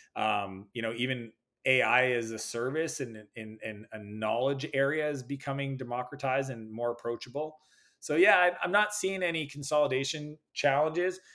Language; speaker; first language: English; native; English